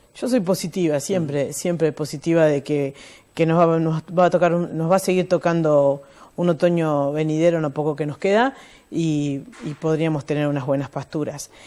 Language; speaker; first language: Spanish; native; Spanish